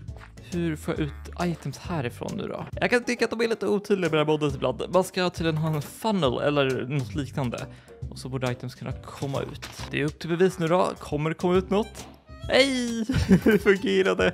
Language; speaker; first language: Swedish; native; Swedish